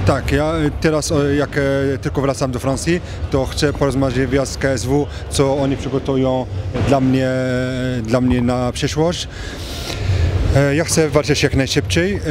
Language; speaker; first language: Polish; non-native, learner; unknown